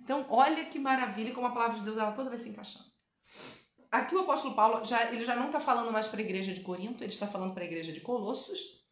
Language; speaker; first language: Portuguese; native; Portuguese